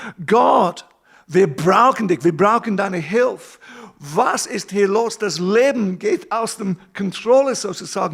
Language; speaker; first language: German; non-native, fluent; English